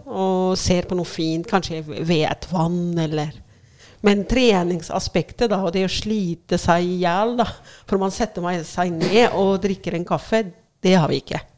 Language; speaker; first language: Norwegian; non-native, fluent; Arabic